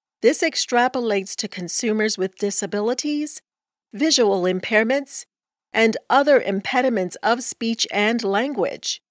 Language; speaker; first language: English; early bilingual, other home language; Spanish